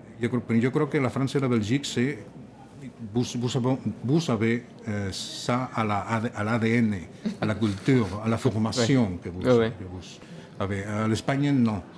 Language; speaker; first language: French; non-native, learner; Catalan